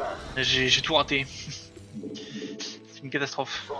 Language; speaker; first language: French; native; French